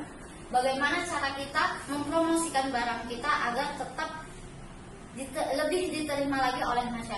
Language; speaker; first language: Indonesian; native; Indonesian